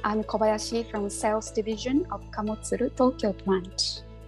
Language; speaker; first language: English; non-native, fluent; Japanese